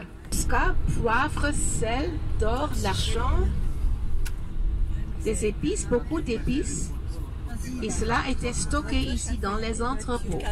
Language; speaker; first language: French; non-native, fluent; Dutch